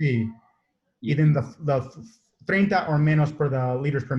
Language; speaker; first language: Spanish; non-native, learner; English